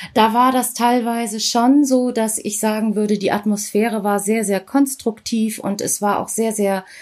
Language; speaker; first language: German; native; German